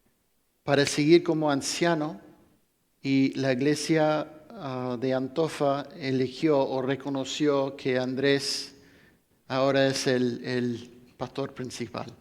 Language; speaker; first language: Spanish; non-native, fluent; English